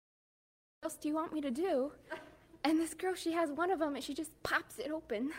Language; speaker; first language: English; native; English